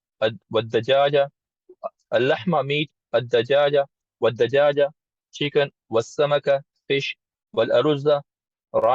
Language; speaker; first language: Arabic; non-native, learner; English